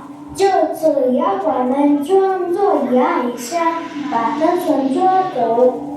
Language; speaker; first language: Chinese; non-native, learner; Mongolian